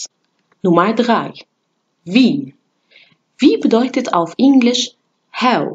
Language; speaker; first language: German; non-native, fluent; Arabic